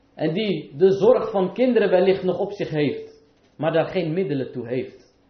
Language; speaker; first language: Dutch; early bilingual, other home language; Arabic